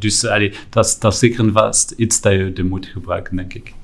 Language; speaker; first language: Dutch; non-native, local second language; French